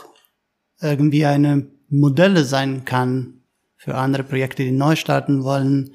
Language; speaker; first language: German; non-native, fluent; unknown